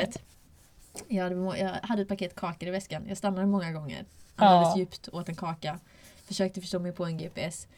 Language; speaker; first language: Swedish; native; Swedish